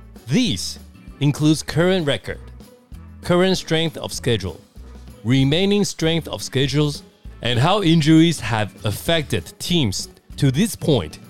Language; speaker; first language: English; non-native, fluent; Chinese